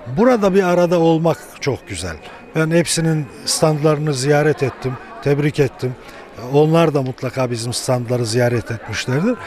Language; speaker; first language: Turkish; native; Turkish